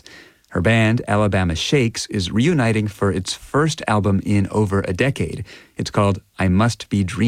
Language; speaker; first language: English; native; English